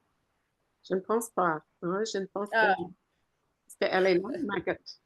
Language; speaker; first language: French; non-native, fluent; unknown